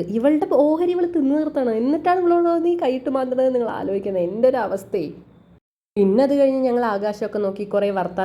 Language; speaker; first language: Malayalam; native; Malayalam